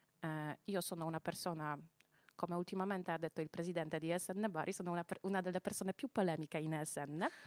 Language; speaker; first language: Italian; non-native, fluent; Polish